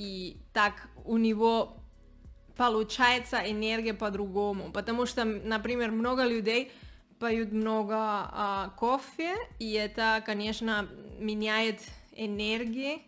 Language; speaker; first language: Russian; non-native, learner; Spanish